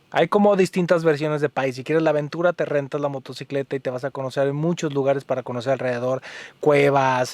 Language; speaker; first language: Spanish; native; Spanish